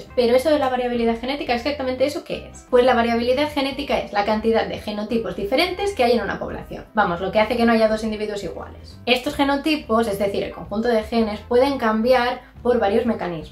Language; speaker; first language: Spanish; native; Spanish